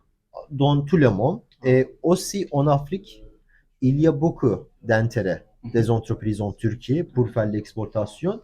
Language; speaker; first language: French; non-native, learner; Turkish